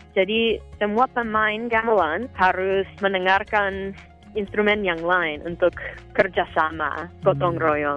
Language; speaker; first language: Indonesian; non-native, fluent; English